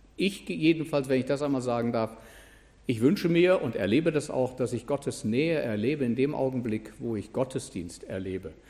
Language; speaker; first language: German; native; German